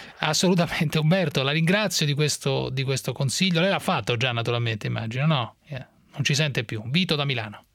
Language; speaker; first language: Italian; native; Italian